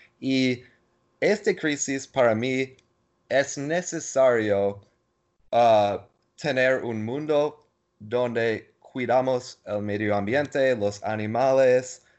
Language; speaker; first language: Spanish; non-native, learner; English